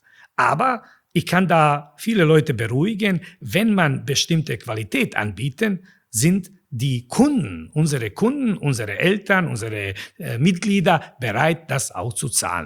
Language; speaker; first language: German; non-native, fluent; Bosnian